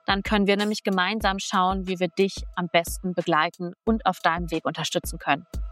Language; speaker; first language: German; native; German